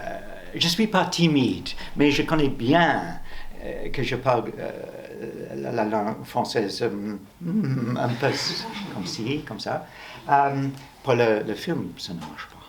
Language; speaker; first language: French; non-native, learner; English